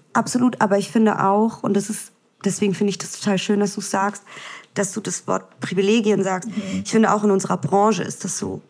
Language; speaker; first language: German; early bilingual, other home language; Vietnamese